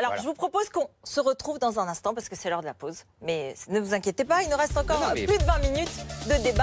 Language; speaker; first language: French; native; French